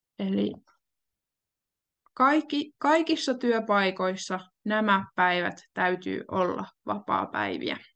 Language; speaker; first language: Finnish; native; Finnish